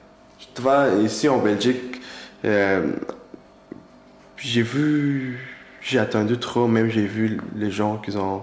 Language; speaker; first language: French; non-native, learner; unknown